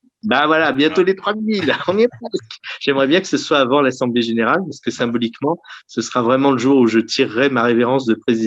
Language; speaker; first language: French; native; French